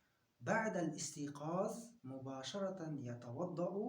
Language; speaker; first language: Arabic; non-native, fluent; Kyrgyz